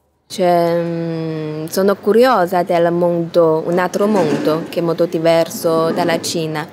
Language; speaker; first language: Italian; non-native, learner; Chinese